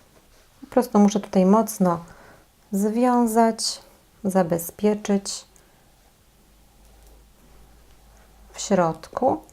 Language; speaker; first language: Polish; native; Polish